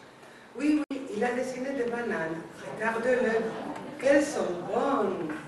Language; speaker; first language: French; non-native, fluent; Spanish